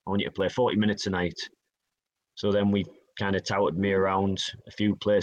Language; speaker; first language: English; native; English